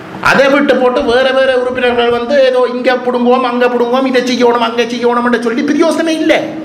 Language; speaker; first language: Tamil; native; Tamil